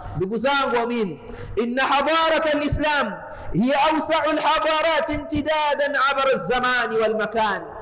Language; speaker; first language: Swahili; native; Swahili